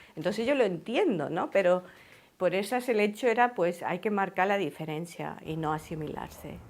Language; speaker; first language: Spanish; early bilingual, heritage; Spanish